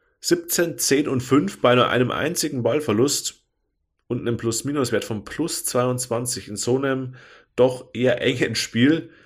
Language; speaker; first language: German; native; German